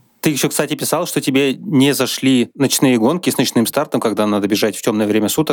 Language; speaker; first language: Russian; native; Russian